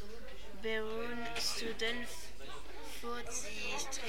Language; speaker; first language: German; non-native, learner; French